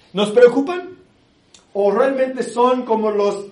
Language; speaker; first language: Spanish; early bilingual, other home language; English